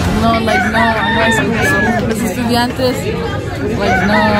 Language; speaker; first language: Spanish; early bilingual, heritage; English